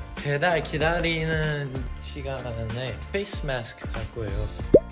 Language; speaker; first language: Korean; non-native, fluent; English